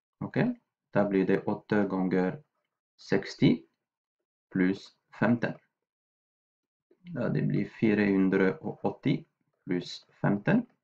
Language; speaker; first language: Norwegian; non-native, fluent; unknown